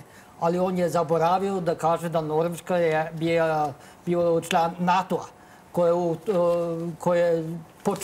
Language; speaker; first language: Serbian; non-native, learner; Norwegian